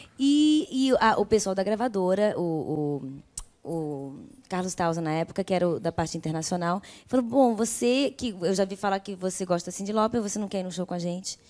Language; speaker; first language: Portuguese; early bilingual, other home language; Italian